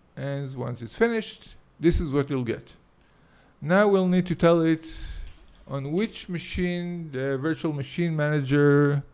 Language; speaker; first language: English; non-native, fluent; Hebrew